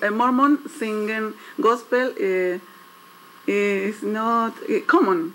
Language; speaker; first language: English; non-native, learner; Spanish